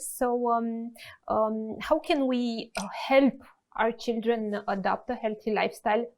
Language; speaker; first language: English; non-native, fluent; Romanian